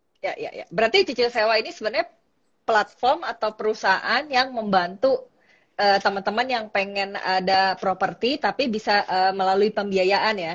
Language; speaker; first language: Indonesian; native; Indonesian